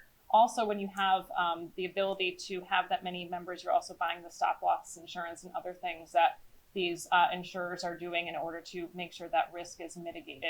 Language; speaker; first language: English; native; English